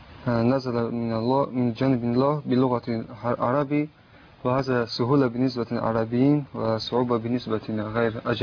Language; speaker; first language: Arabic; non-native, learner; Tajik